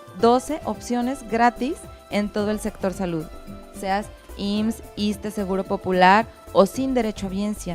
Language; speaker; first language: Spanish; native; Spanish